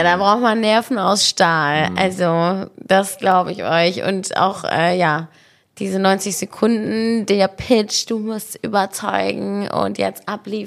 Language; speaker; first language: German; native; German